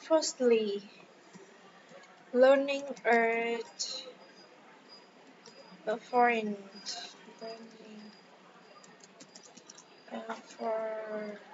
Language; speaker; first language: English; non-native, learner; Vietnamese